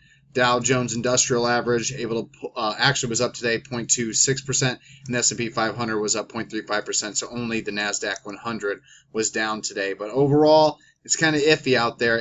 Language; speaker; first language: English; native; English